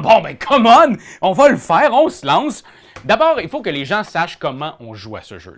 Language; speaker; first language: French; native; French